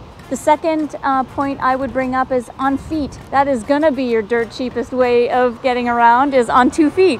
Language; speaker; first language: English; native; English